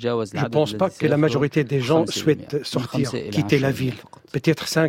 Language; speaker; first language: French; non-native, fluent; Arabic